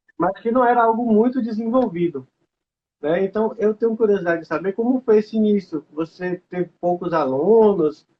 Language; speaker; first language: Portuguese; native; Portuguese